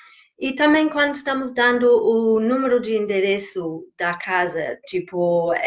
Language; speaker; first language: Portuguese; non-native, fluent; English